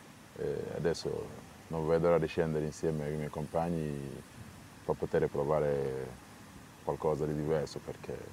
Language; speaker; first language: Italian; non-native, fluent; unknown